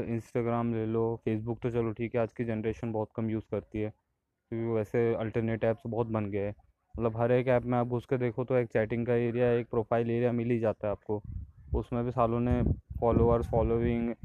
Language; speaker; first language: Hindi; native; Hindi